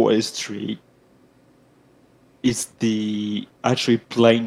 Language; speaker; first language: English; non-native, fluent; French